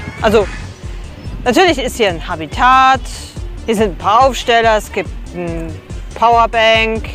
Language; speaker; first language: German; native; German